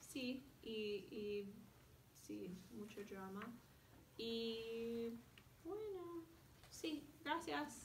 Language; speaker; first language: Spanish; non-native, fluent; English